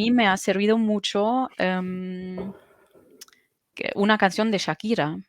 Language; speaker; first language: Spanish; non-native, fluent; German